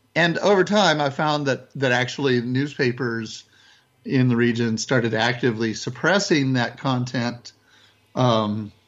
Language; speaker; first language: English; native; English